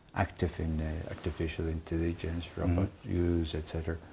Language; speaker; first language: English; non-native, fluent; Mongolian